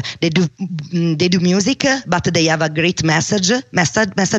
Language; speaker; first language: English; non-native, learner; Russian